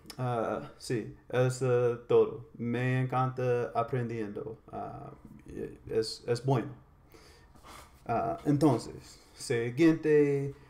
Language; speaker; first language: Spanish; non-native, learner; English